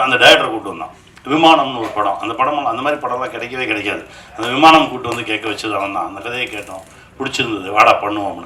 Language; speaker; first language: Tamil; native; Tamil